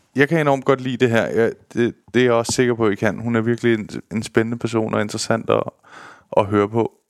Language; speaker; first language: Danish; early bilingual, other home language; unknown